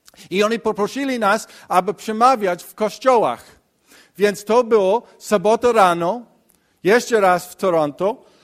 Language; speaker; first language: Polish; non-native, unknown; English